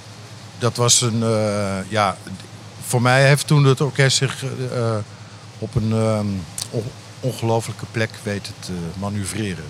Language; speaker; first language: Dutch; native; Dutch